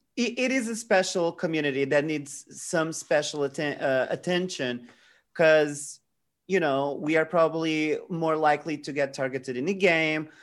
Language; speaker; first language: English; non-native, fluent; Portuguese